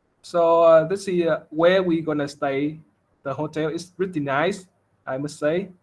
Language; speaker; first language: English; non-native, learner; Vietnamese